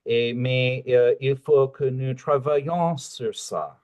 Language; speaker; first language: French; non-native, learner; English